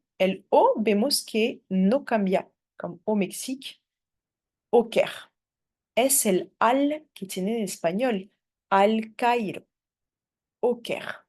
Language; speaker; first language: Spanish; non-native, fluent; French